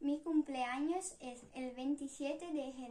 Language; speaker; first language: Spanish; non-native, learner; Italian